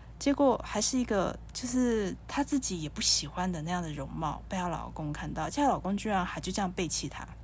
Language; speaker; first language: Chinese; native; Chinese